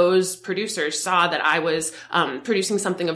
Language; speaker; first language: English; native; English